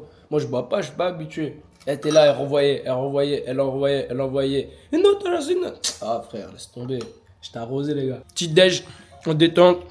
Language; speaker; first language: French; native; French